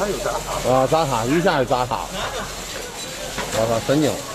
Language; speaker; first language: Chinese; native; Chinese